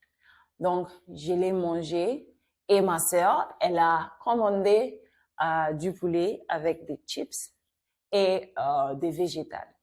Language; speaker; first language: French; non-native, fluent; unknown